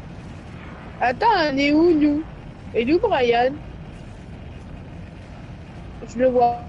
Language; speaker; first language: French; native; French